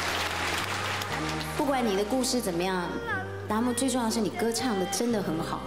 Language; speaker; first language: Chinese; native; Chinese